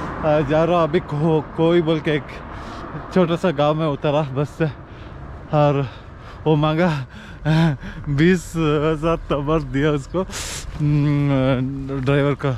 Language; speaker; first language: Hindi; non-native, local second language; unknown